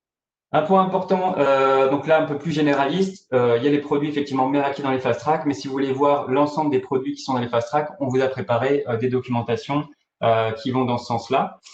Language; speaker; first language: French; native; French